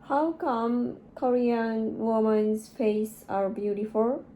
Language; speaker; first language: English; non-native, learner; Japanese